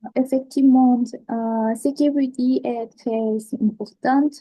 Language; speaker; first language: French; non-native, learner; Spanish